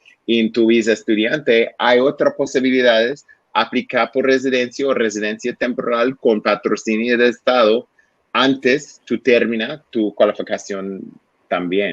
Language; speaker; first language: Spanish; non-native, learner; English